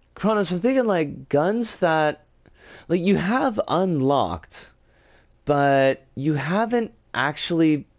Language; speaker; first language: English; native; English